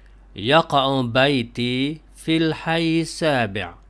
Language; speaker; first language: Arabic; non-native, fluent; Malay